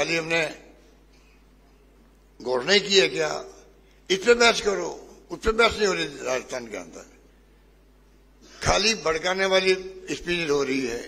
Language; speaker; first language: Hindi; native; Hindi